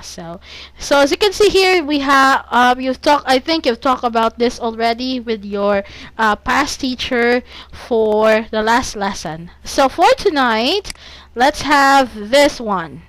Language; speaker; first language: English; non-native, fluent; Cebuano